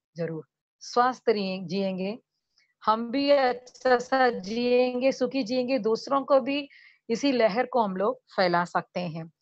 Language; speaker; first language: Hindi; non-native, local second language; Tamil